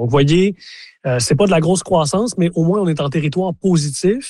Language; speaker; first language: French; native; French